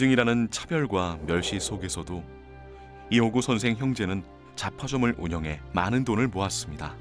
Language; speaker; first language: Korean; native; Korean